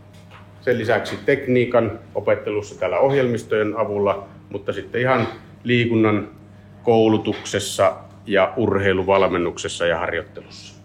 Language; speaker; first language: Finnish; native; Finnish